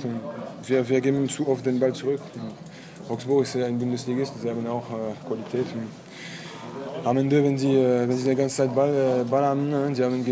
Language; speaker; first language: German; non-native, fluent; French